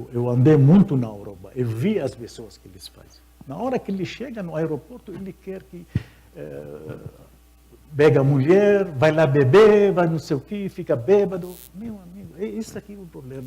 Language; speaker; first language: Portuguese; non-native, fluent; Arabic